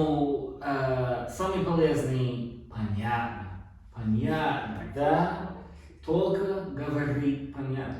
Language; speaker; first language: Russian; non-native, learner; English